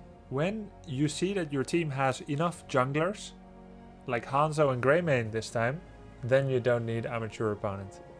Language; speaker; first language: English; non-native, fluent; Dutch